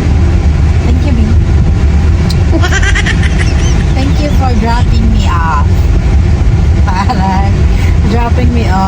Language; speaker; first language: English; non-native, learner; Filipino